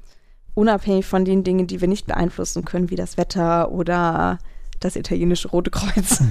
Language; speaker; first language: German; native; German